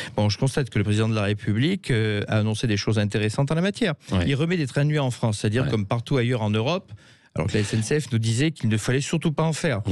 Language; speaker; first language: French; native; French